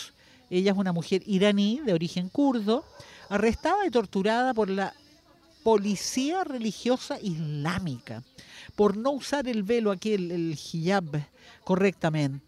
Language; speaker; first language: Spanish; native; Spanish